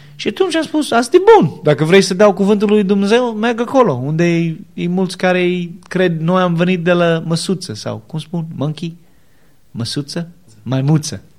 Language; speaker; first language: Romanian; non-native, learner; English